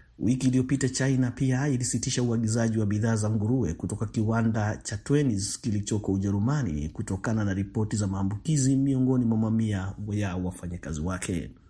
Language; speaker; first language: Swahili; non-native, local second language; Kikuyu